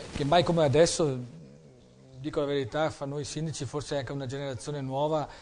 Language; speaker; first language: Italian; native; Italian